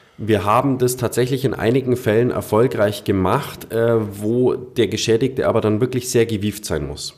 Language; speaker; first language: German; native; German